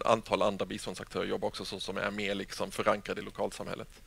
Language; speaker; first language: Swedish; native; Swedish